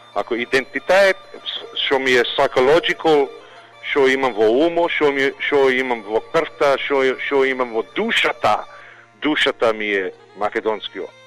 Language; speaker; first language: Macedonian; early bilingual, heritage; Macedonian